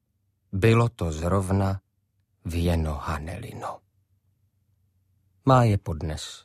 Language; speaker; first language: Czech; native; Czech